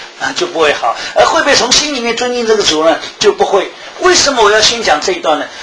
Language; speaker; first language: Chinese; early bilingual, heritage; Chinese